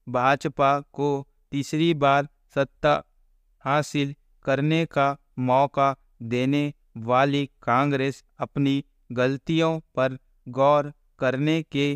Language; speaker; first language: Hindi; native; Hindi